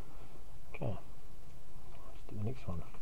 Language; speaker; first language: English; native; English